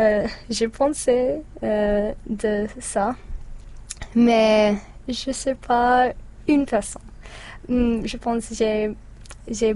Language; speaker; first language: French; non-native, learner; English